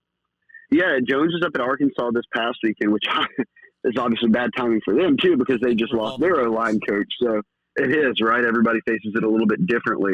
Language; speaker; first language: English; native; English